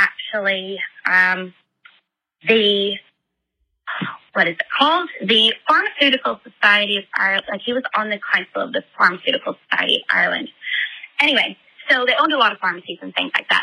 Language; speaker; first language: English; native; English